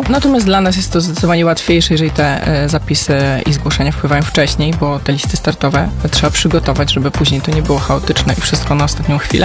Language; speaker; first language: Polish; native; Polish